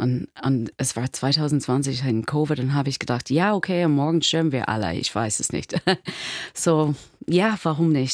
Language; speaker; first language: German; non-native, fluent; English